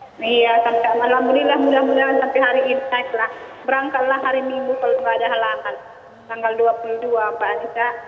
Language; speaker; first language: Indonesian; native; Indonesian